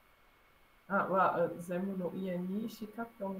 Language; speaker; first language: Japanese; non-native, learner; German